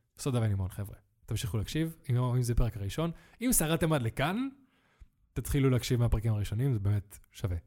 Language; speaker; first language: Hebrew; early bilingual, other home language; Spanish